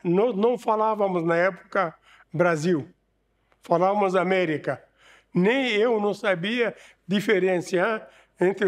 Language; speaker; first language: Portuguese; non-native, fluent; Arabic